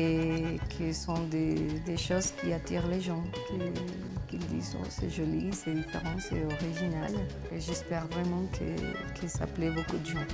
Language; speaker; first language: French; non-native, fluent; Spanish